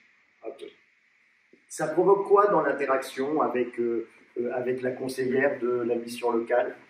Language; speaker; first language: French; native; French